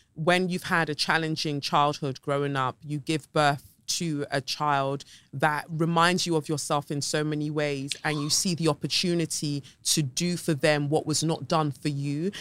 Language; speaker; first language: English; native; English